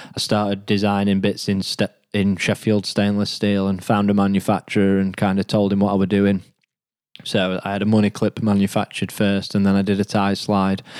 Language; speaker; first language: English; native; English